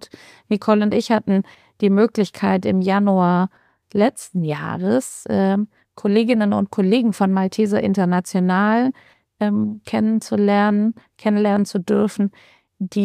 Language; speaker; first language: German; native; German